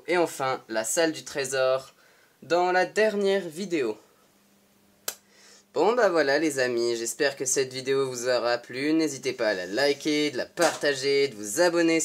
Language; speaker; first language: French; native; French